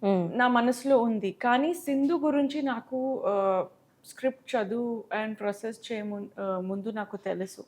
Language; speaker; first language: Telugu; non-native, local second language; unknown